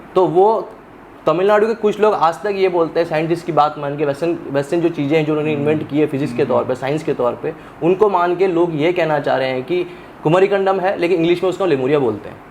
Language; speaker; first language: Hindi; non-native, local second language; Tamil